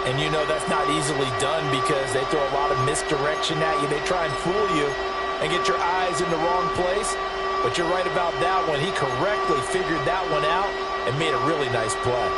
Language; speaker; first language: English; native; English